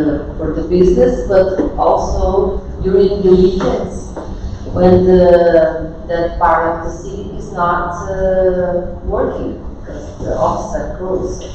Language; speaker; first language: English; non-native, fluent; Portuguese